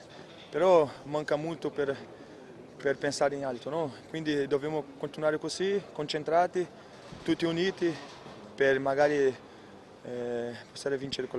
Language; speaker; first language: Italian; non-native, fluent; Portuguese